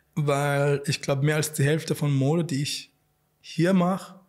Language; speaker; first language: German; non-native, fluent; Arabic